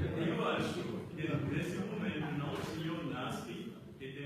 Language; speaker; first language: Portuguese; non-native, learner; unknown